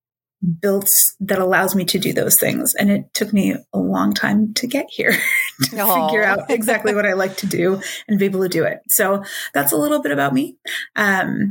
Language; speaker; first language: English; native; English